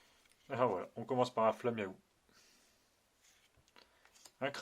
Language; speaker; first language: French; native; French